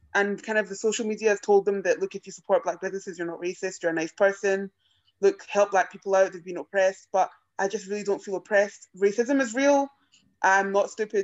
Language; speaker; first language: English; native; English